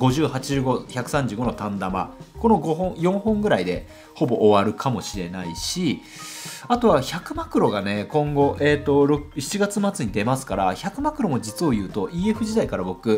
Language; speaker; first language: Japanese; native; Japanese